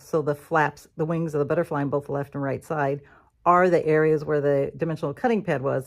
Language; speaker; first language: English; native; English